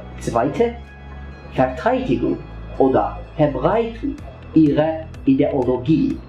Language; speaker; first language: German; non-native, learner; Turkish